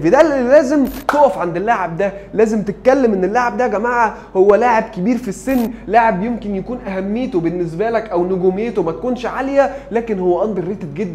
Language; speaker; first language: Arabic; native; Arabic